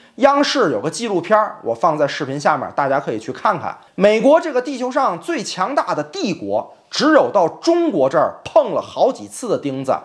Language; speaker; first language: Chinese; native; Chinese